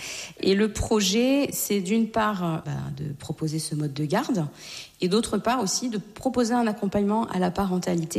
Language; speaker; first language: French; native; French